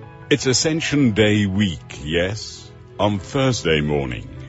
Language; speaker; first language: English; non-native, local second language; Afrikaans